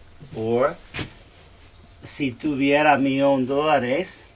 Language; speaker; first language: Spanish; non-native, learner; English